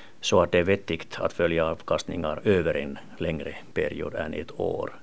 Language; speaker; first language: Swedish; non-native, local second language; Finnish